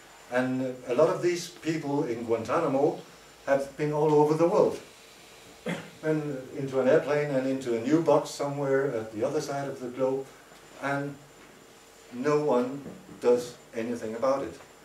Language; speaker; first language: English; non-native, fluent; Danish